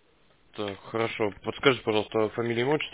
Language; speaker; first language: Russian; native; Russian